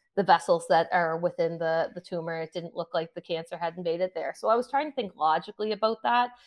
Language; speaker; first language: English; native; English